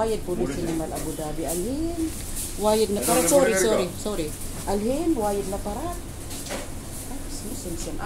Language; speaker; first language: Arabic; non-native, learner; Filipino